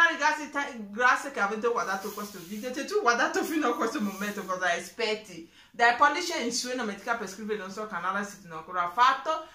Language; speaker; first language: Italian; non-native, learner; English